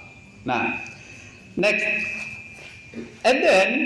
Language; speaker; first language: English; non-native, learner; Indonesian